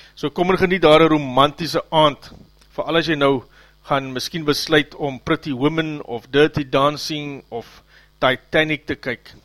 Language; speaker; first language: Afrikaans; native; Afrikaans